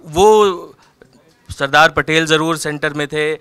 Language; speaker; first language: Hindi; native; Hindi